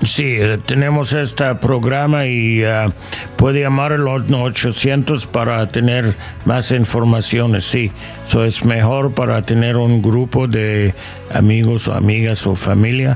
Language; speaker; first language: Spanish; non-native, learner; English